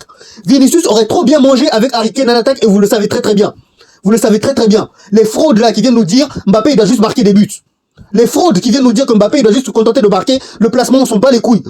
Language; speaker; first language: French; native; French